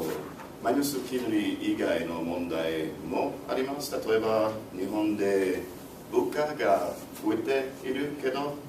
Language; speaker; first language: Japanese; non-native, learner; English